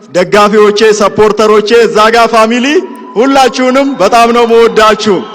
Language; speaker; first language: Amharic; native; Amharic